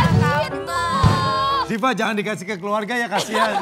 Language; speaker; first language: Indonesian; native; Indonesian